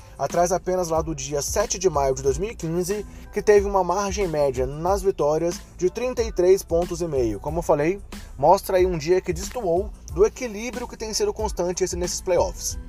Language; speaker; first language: Portuguese; native; Portuguese